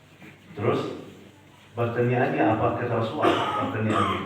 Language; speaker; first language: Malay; non-native, fluent; Arabic